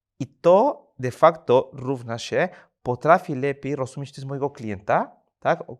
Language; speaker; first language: Polish; non-native, fluent; Spanish